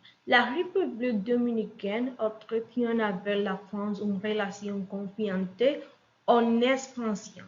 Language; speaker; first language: French; non-native, learner; Spanish